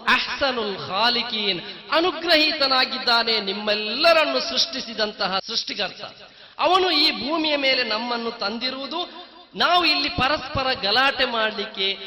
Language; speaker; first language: Kannada; non-native, local second language; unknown